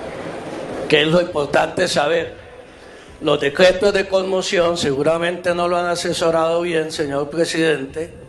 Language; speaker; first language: Spanish; native; Spanish